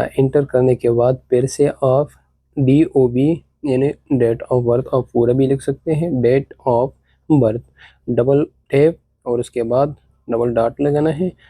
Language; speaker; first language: Urdu; non-native, local second language; Pashto